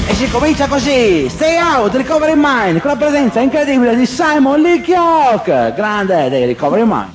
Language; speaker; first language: Italian; native; Italian